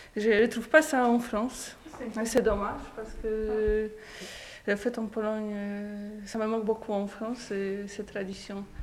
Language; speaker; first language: French; non-native, learner; Polish